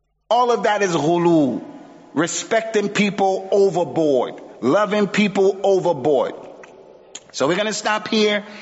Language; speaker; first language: English; native; English